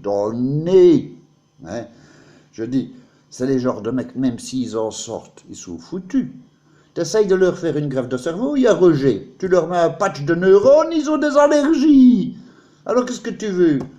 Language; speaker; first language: French; native; French